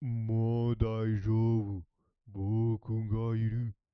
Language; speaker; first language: Japanese; non-native, learner; English